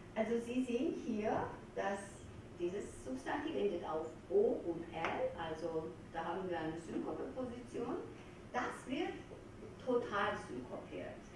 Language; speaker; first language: German; non-native, fluent; Georgian